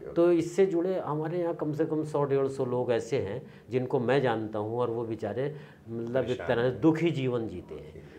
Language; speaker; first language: Hindi; native; Hindi